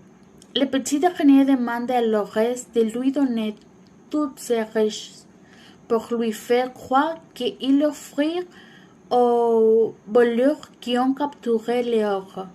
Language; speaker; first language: French; non-native, learner; Spanish